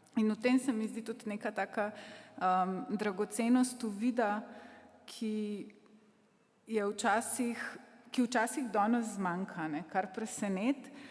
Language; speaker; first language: Slovenian; native; Slovenian